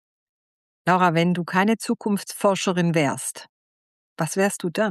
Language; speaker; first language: German; native; German